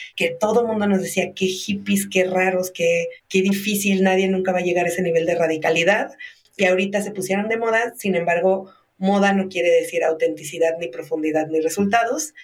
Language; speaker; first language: Spanish; native; Spanish